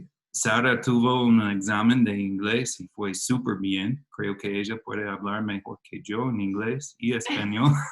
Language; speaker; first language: Spanish; non-native, fluent; English